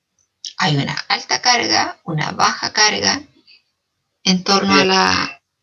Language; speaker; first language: Spanish; native; Spanish